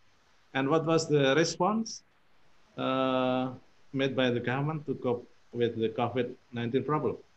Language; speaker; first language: English; non-native, fluent; Indonesian